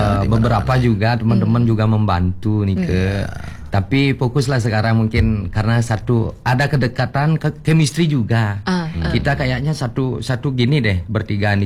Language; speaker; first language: Indonesian; native; Indonesian